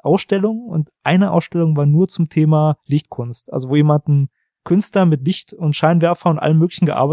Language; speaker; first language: German; native; German